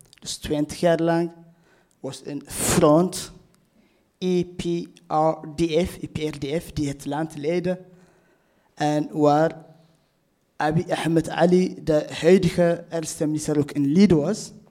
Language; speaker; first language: Dutch; non-native, fluent; Tigrinya